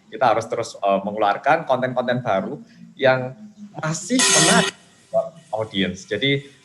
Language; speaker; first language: Indonesian; non-native, fluent; Korean